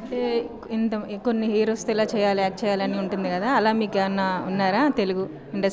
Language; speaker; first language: Telugu; native; Telugu